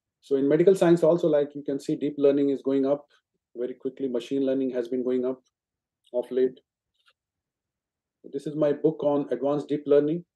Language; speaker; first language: English; non-native, local second language; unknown